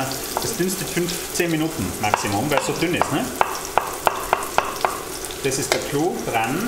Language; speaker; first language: German; native; German